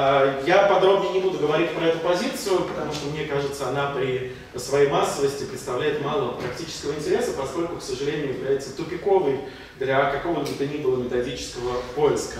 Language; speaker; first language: Russian; native; Russian